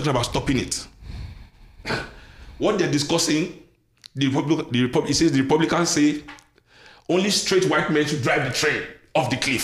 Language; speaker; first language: English; non-native, local second language; Yoruba